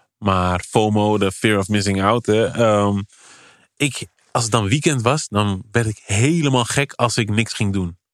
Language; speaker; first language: Dutch; early bilingual, other home language; Kabuverdianu